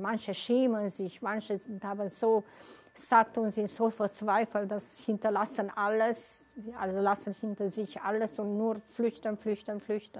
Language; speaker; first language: German; non-native, fluent; Romanian